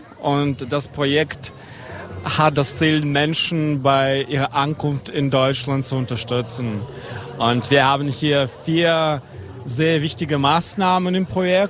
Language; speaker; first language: German; non-native, fluent; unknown